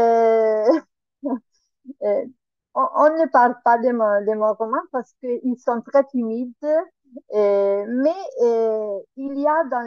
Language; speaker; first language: French; non-native, learner; Italian